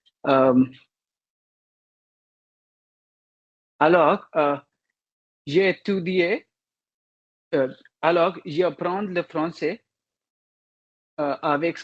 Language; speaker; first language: French; non-native, learner; Hindi